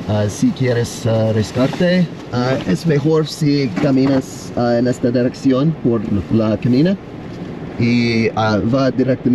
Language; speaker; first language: Spanish; non-native, learner; English